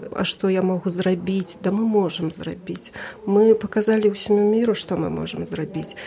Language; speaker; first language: Belarusian; native; Belarusian